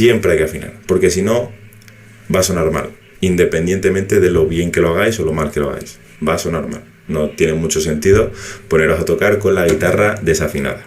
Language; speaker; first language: Spanish; native; Spanish